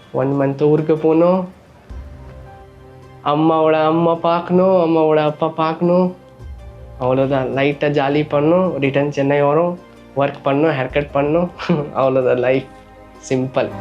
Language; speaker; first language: Tamil; non-native, learner; Nepali